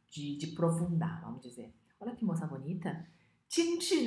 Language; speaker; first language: Portuguese; non-native, fluent; Chinese